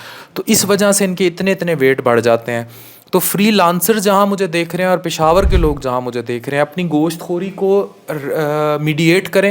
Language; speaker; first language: Urdu; native; Urdu